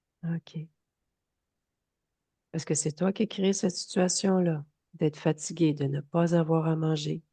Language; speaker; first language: French; native; French